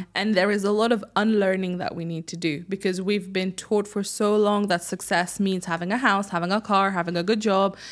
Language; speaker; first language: English; non-native, fluent; French